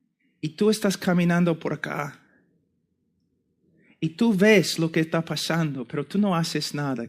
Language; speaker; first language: Spanish; non-native, fluent; English